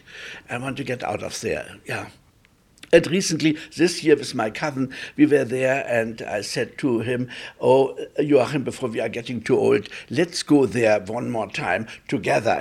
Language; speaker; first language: English; early bilingual, other home language; Polish